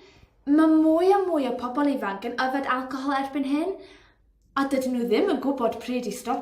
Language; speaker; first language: Welsh; non-native, learner; English